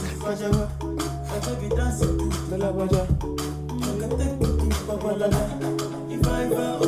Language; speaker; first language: English; native; English